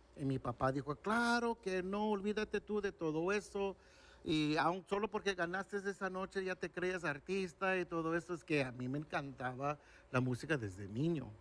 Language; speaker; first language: Spanish; early bilingual, heritage; Spanish